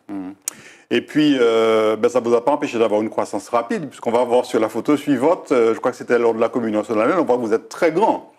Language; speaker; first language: French; native; French